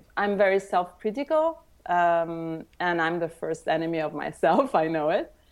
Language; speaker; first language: English; early bilingual, other home language; Italian